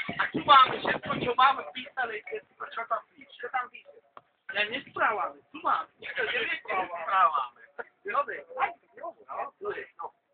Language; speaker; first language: Slovak; non-native, local second language; Hungarian